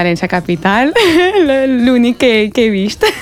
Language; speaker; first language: Catalan; non-native, learner; French